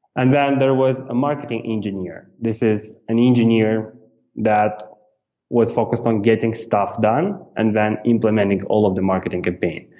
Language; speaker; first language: English; non-native, fluent; Romanian